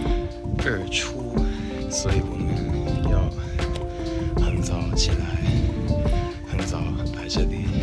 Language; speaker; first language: Chinese; non-native, fluent; Japanese